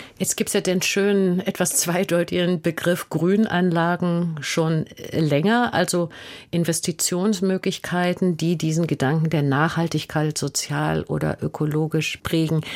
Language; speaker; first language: German; native; German